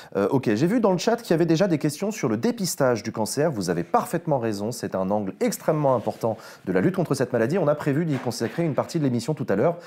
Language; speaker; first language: French; native; French